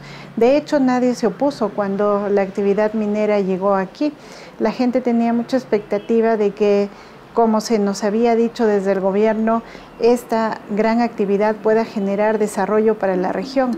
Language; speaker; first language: Spanish; native; Spanish